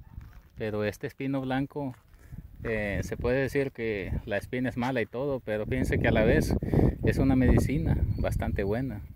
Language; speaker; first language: Spanish; native; Spanish